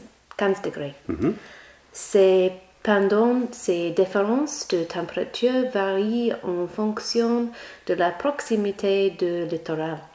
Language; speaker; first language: French; non-native, learner; English